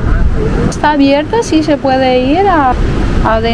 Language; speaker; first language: Spanish; non-native, fluent; Italian